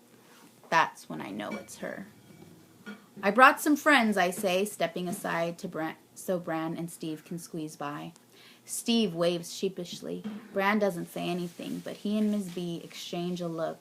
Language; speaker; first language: English; native; English